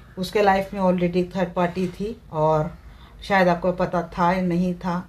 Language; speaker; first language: Hindi; non-native, local second language; Marathi